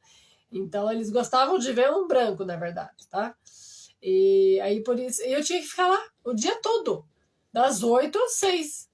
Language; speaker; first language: Portuguese; non-native, fluent; French